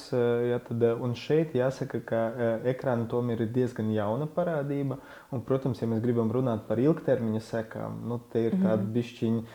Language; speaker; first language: Latvian; non-native, local second language; Russian